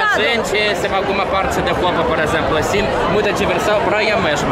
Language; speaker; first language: Portuguese; non-native, learner; Russian